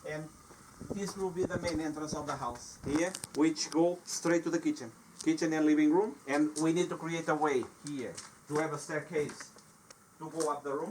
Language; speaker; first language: English; non-native, fluent; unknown